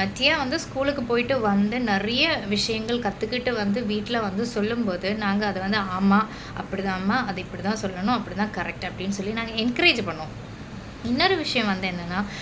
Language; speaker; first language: Tamil; non-native, local second language; Malayalam